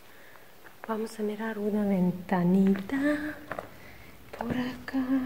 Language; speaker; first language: Spanish; non-native, fluent; Russian